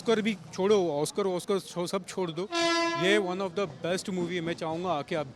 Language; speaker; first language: Hindi; native; Hindi